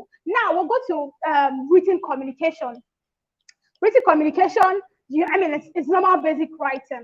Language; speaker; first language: English; non-native, local second language; Yoruba